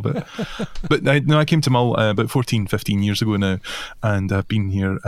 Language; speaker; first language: English; native; English